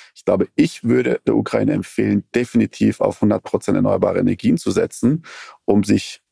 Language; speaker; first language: German; early bilingual, other home language; Persian